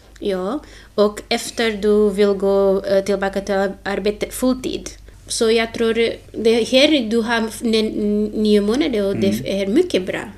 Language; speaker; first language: Swedish; non-native, learner; Portuguese